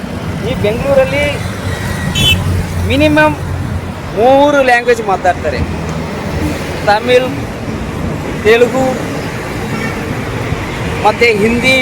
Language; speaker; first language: Kannada; non-native, local second language; Tamil